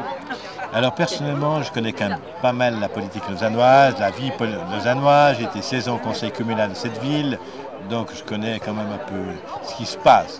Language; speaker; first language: French; native; French